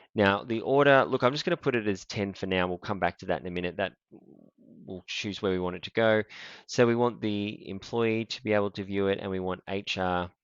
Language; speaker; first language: English; native; English